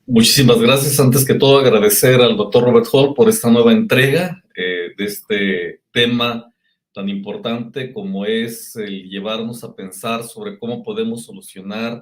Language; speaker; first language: Spanish; native; Spanish